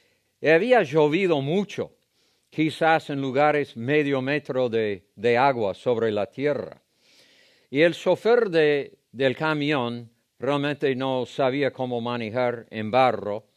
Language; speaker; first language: Spanish; non-native, fluent; English